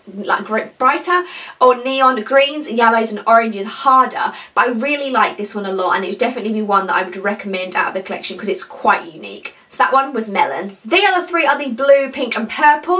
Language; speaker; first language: English; native; English